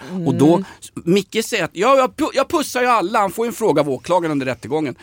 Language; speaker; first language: Swedish; native; Swedish